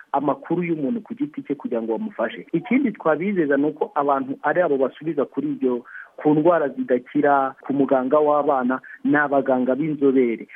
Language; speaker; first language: Kinyarwanda; early bilingual, heritage; Kinyarwanda